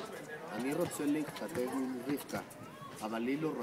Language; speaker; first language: Hebrew; non-native, learner; Spanish